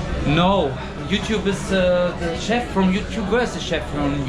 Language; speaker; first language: English; non-native, learner; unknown